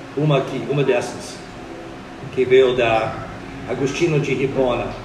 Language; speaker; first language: Portuguese; non-native, fluent; English